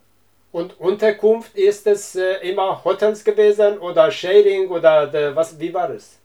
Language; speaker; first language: German; non-native, learner; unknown